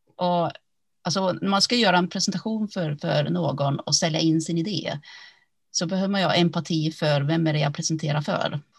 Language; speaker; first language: Swedish; early bilingual, other home language; Finnish